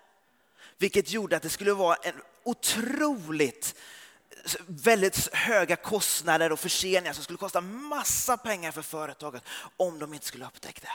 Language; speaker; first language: Swedish; early bilingual, heritage; Swedish